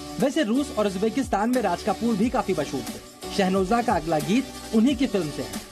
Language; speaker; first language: Hindi; native; Hindi